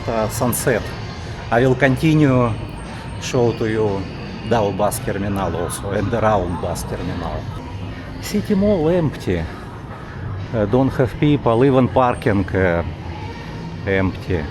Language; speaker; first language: English; non-native, learner; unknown